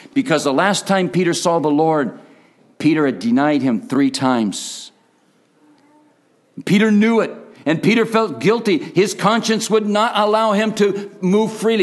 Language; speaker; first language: English; native; English